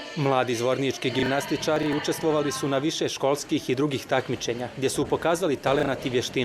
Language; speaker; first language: Bosnian; native; Bosnian